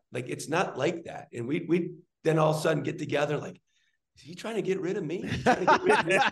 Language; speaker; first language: English; native; English